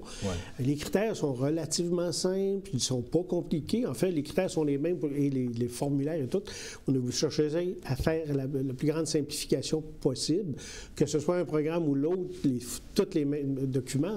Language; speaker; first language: French; native; French